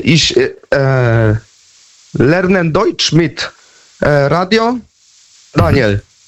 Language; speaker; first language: German; non-native, learner; Polish